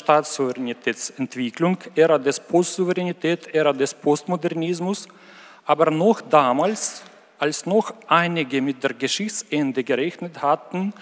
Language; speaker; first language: German; non-native, fluent; Ukrainian